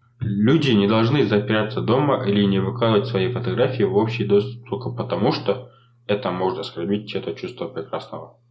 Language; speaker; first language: Russian; non-native, local second language; Kazakh